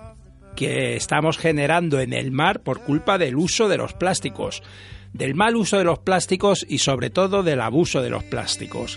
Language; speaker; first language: Spanish; native; Spanish